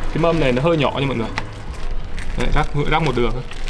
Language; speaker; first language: Vietnamese; native; Vietnamese